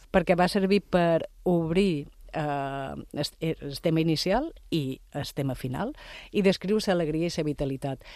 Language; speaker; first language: Catalan; native; Catalan